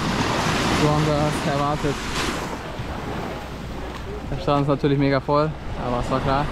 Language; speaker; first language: German; native; German